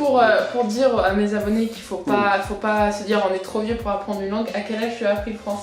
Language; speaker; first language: French; early bilingual, other home language; English